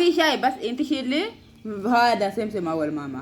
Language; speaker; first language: Arabic; non-native, learner; Filipino